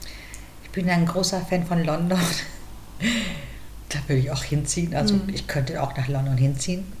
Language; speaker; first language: German; native; German